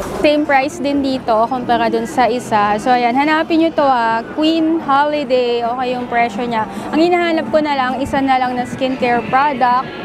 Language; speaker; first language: Filipino; native; Filipino